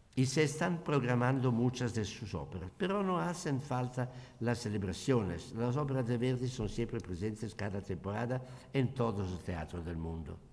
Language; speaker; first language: Spanish; non-native, learner; Italian